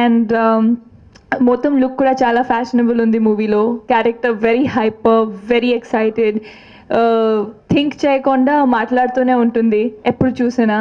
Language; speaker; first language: Telugu; non-native, fluent; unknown